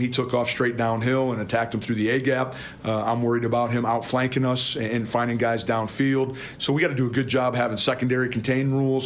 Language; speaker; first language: English; native; English